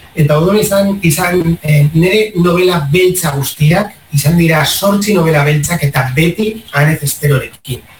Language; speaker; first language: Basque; non-native, local second language; Spanish